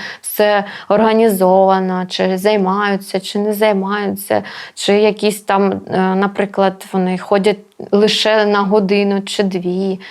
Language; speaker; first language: Ukrainian; non-native, local second language; Russian